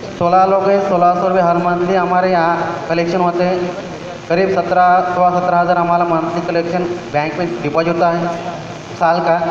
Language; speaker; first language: Hindi; non-native, local second language; Marathi